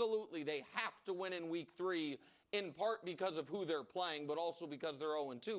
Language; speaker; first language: English; native; English